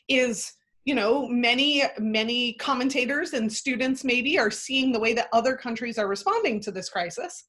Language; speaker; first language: English; native; English